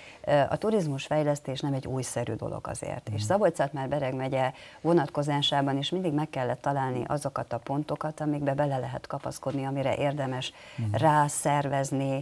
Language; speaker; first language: Hungarian; native; Hungarian